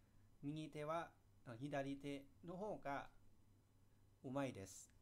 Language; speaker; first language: Japanese; non-native, fluent; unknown